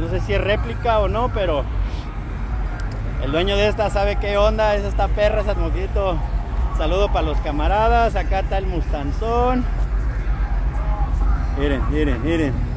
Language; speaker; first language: Spanish; native; Spanish